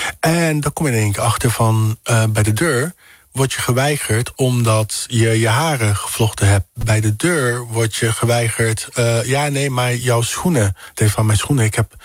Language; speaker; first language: Dutch; early bilingual, other home language; Papiamento